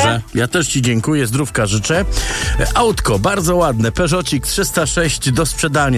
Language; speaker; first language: Polish; native; Polish